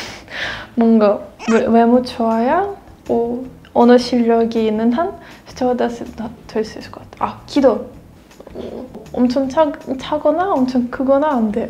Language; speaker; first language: Korean; non-native, fluent; Russian